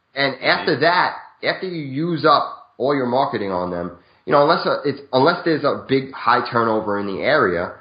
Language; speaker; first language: English; native; English